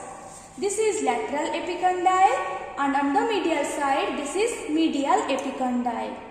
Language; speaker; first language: English; non-native, local second language; Hindi